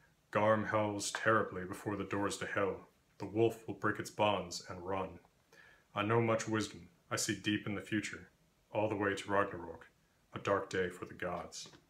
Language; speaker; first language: English; native; English